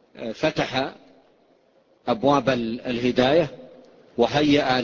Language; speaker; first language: Arabic; native; Arabic